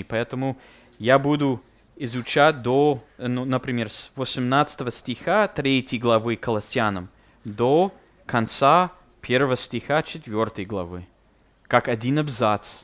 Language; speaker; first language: Russian; non-native, fluent; English